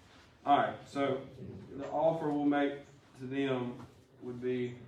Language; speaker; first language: English; native; English